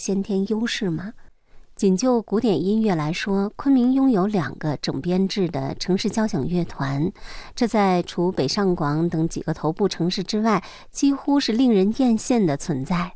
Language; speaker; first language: Chinese; native; Chinese